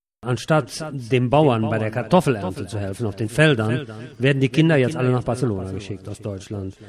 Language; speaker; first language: German; native; German